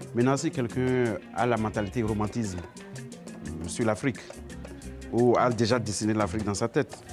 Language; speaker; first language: French; non-native, local second language; Fon